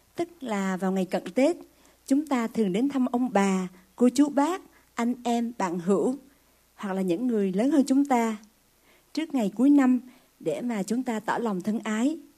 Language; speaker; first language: Vietnamese; native; Vietnamese